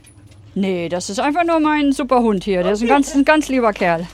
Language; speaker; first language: German; native; German